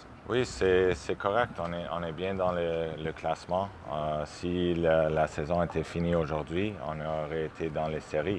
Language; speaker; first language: French; non-native, local second language; English